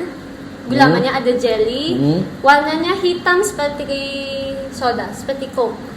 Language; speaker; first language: Indonesian; non-native, learner; Filipino